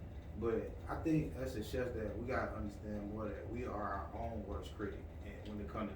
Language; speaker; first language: English; native; English